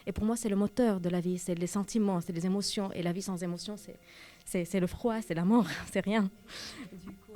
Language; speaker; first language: French; non-native, local second language; Arabic